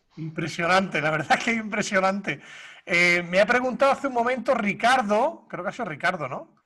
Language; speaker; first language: Spanish; native; Spanish